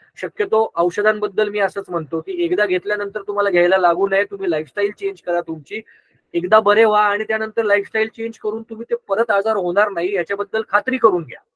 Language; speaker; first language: Marathi; non-native, local second language; Gujarati